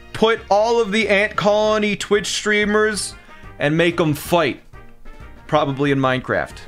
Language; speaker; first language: English; native; English